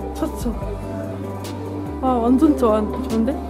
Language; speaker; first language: Korean; non-native, learner; Dutch